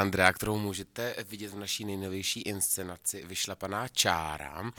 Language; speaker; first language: Czech; native; Czech